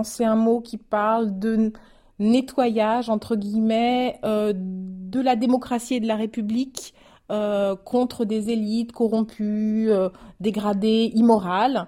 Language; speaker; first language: French; native; French